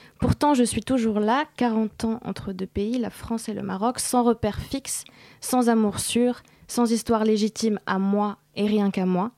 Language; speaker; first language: French; native; French